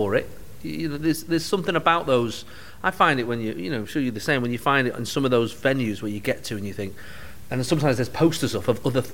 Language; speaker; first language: English; native; English